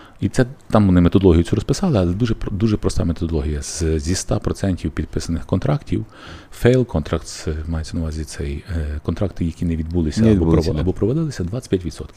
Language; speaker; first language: Ukrainian; native; Ukrainian